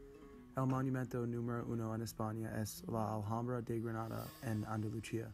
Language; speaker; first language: Spanish; non-native, learner; English